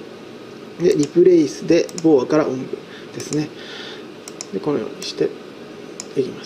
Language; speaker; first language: Japanese; native; Japanese